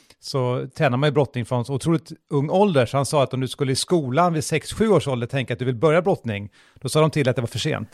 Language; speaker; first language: Swedish; native; Swedish